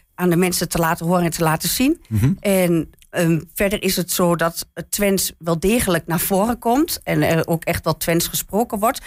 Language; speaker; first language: Dutch; native; Dutch